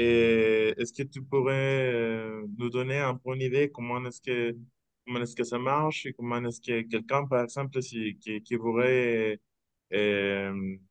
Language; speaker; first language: French; non-native, fluent; Spanish